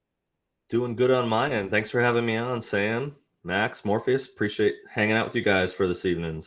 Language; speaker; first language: English; native; English